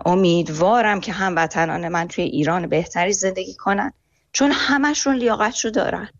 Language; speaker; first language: Persian; native; Persian